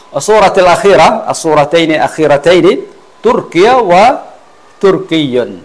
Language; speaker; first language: Arabic; non-native, fluent; Khmer